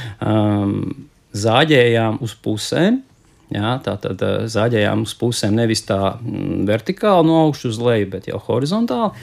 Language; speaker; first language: Latvian; native; Latvian